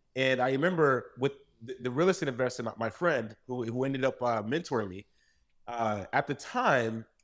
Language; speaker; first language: English; native; English